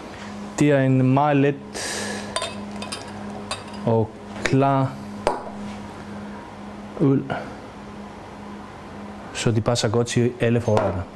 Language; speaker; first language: Danish; non-native, fluent; Greek